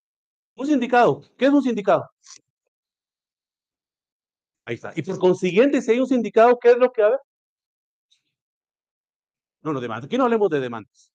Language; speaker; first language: Spanish; native; Spanish